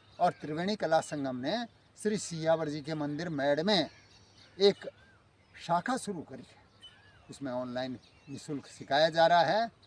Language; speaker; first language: Hindi; native; Hindi